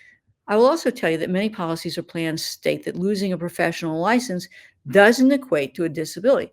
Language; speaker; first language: English; native; English